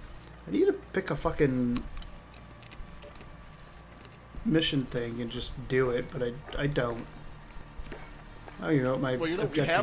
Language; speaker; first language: English; native; English